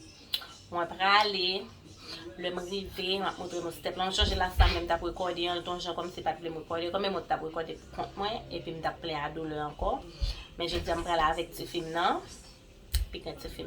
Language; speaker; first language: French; non-native, local second language; Haitian Creole